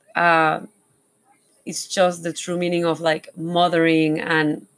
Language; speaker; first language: English; non-native, fluent; Spanish